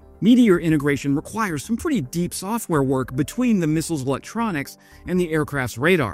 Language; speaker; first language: English; native; English